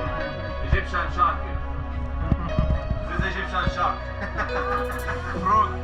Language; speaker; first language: English; non-native, learner; Arabic